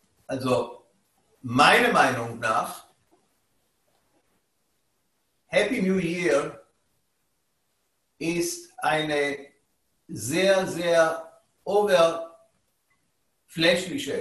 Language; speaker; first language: German; non-native, fluent; Hebrew